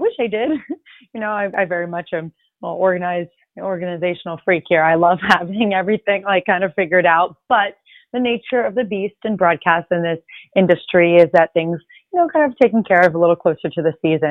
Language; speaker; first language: English; early bilingual, other home language; Spanish